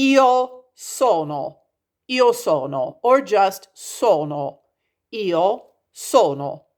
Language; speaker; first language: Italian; non-native, fluent; English